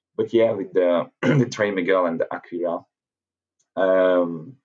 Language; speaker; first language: English; non-native, fluent; Hungarian